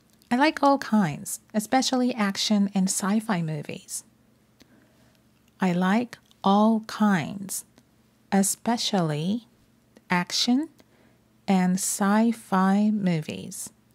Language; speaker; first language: English; non-native, fluent; Japanese